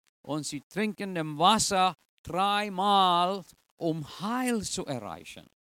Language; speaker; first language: German; non-native, fluent; English